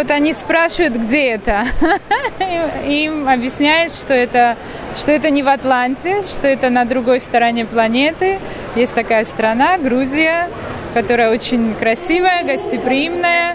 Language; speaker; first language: Russian; non-native, local second language; Georgian